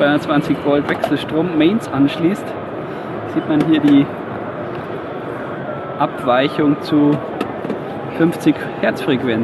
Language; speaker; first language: German; native; German